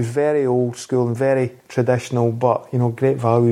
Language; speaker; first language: English; native; English